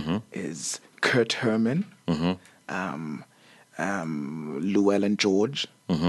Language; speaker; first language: English; non-native, local second language; Xhosa